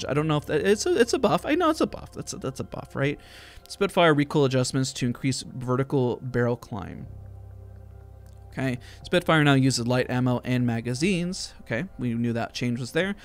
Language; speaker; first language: English; native; English